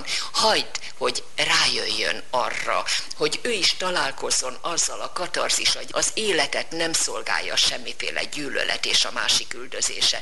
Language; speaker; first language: Hungarian; native; Hungarian